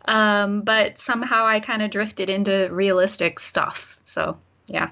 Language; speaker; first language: English; native; English